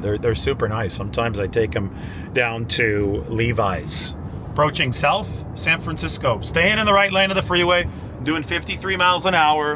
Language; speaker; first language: English; native; English